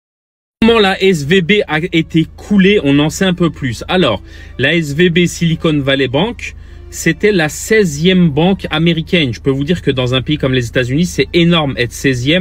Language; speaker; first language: French; native; French